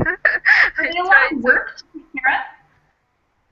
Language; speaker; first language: English; native; English